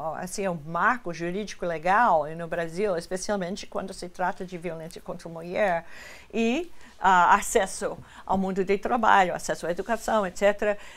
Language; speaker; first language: Portuguese; non-native, fluent; English